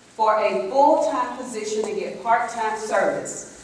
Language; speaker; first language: English; native; English